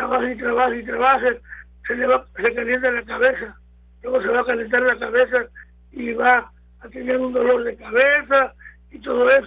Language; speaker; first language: Spanish; native; Spanish